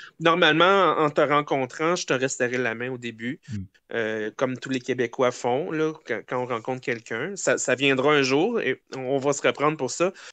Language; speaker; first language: French; native; French